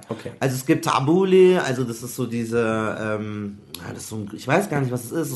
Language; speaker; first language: German; early bilingual, other home language; Arabic